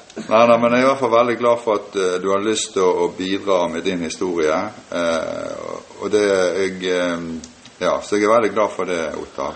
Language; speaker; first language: Norwegian; native; Norwegian